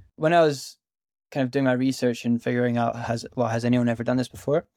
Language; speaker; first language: English; native; English